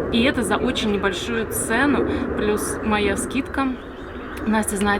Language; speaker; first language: Russian; native; Russian